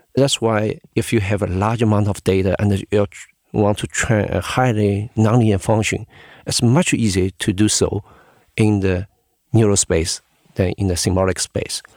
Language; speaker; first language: English; non-native, fluent; Chinese